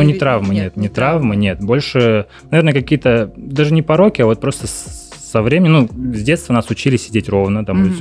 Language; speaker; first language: Russian; native; Russian